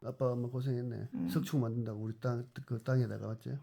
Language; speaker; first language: Korean; native; Korean